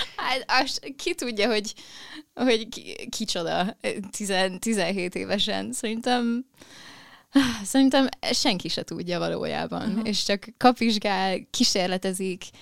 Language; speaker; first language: Hungarian; early bilingual, heritage; Hungarian